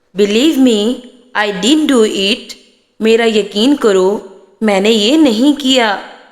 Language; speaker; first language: Urdu; native; Urdu